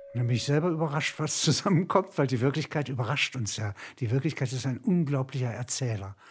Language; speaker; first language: German; native; German